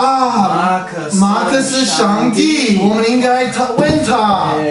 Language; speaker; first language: Chinese; non-native, learner; English